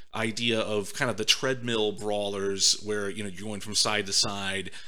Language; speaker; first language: English; native; English